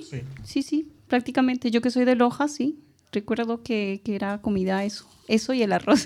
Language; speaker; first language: Spanish; native; Spanish